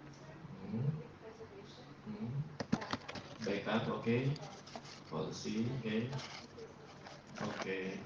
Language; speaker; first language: English; non-native, learner; Indonesian